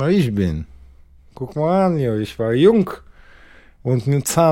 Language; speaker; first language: German; non-native, learner; Russian